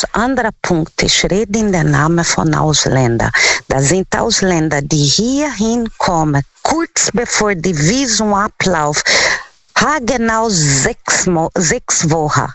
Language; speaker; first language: German; non-native, learner; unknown